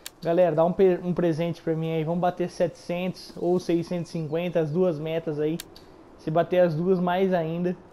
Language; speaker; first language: Portuguese; native; Portuguese